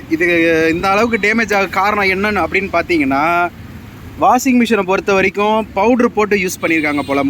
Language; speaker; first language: Tamil; native; Tamil